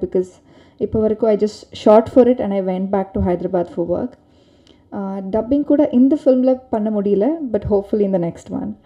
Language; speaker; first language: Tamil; non-native, learner; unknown